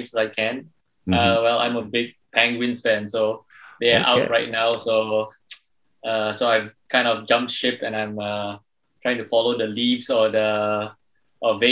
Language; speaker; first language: English; non-native, local second language; Malay